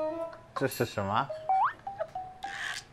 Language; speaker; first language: Chinese; non-native, learner; English